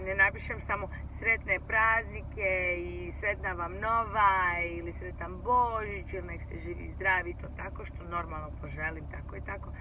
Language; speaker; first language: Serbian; early bilingual, heritage; Serbian